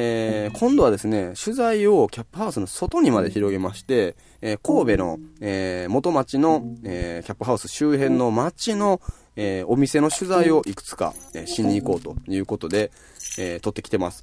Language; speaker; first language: Japanese; native; Japanese